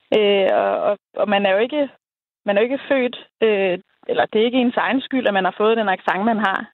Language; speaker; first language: Danish; native; Danish